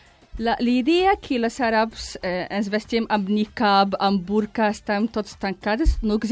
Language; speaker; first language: Catalan; non-native, fluent; Arabic